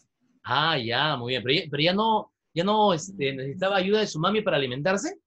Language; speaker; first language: Spanish; native; Spanish